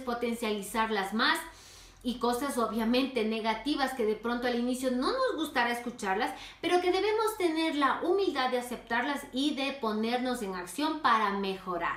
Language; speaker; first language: Spanish; native; Spanish